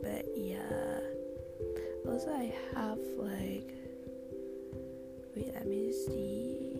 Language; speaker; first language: English; non-native, local second language; Malay